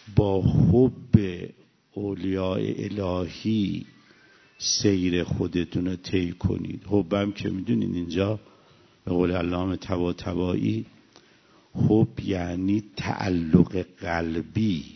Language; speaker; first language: Persian; native; Persian